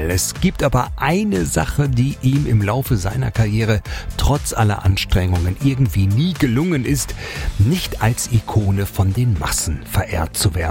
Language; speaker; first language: German; native; German